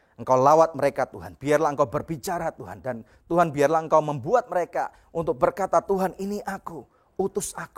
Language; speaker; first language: Indonesian; native; Indonesian